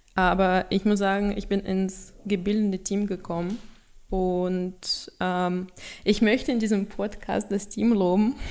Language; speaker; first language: German; non-native, fluent; Russian